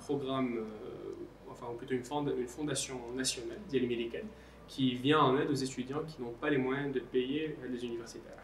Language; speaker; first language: French; non-native, local second language; Arabic